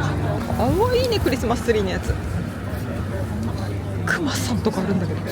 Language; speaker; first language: Japanese; native; Japanese